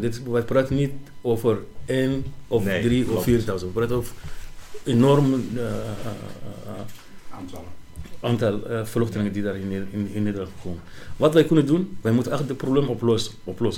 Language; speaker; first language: Dutch; non-native, learner; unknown